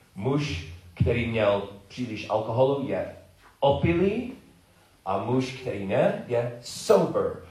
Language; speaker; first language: Czech; non-native, learner; English